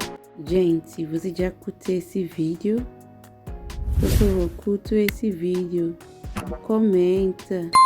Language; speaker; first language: Portuguese; non-native, learner; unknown